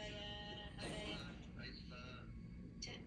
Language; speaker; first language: Korean; native; Korean